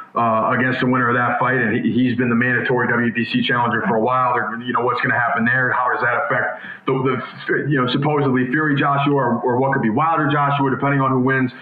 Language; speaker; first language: English; native; English